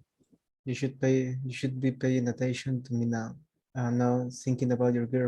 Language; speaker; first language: English; non-native, learner; Spanish